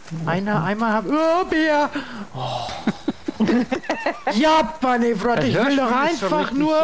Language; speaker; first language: German; native; German